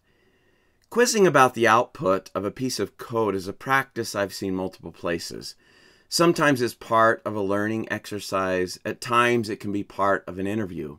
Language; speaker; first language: English; native; English